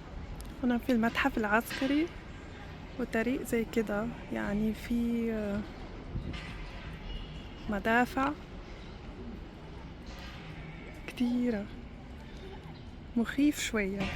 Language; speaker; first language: Arabic; non-native, fluent; German